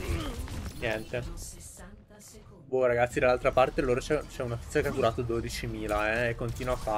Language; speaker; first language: Italian; native; Italian